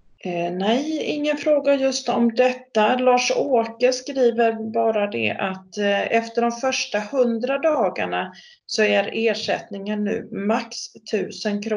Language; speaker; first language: Swedish; native; Swedish